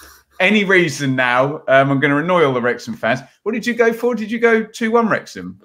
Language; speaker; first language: English; native; English